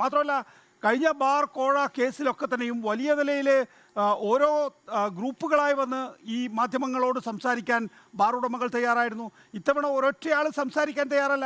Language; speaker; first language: Malayalam; native; Malayalam